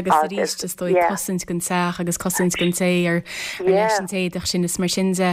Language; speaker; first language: Irish; native; Irish